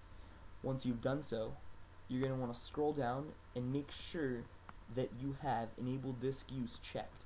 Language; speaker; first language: English; native; English